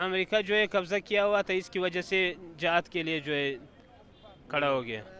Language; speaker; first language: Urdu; non-native, learner; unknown